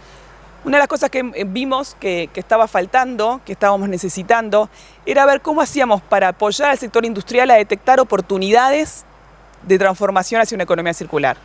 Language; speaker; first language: Spanish; native; Spanish